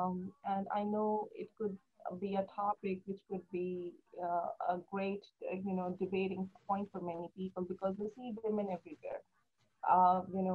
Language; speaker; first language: English; non-native, local second language; Hindi